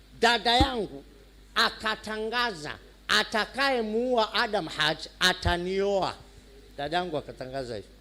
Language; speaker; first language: Swahili; non-native, fluent; Somali